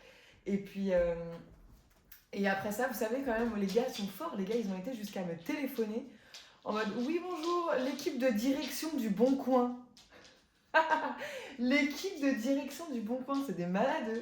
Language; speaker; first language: French; native; French